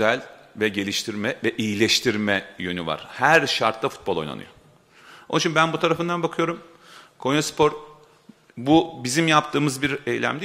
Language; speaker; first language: Turkish; native; Turkish